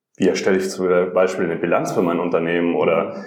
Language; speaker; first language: German; native; German